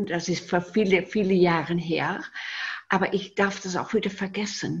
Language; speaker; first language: German; non-native, fluent; Dutch